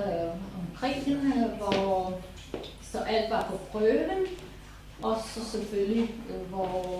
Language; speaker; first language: Danish; non-native, fluent; Serbian